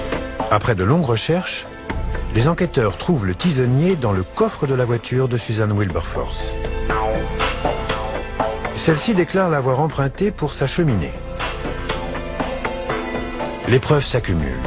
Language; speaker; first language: French; native; French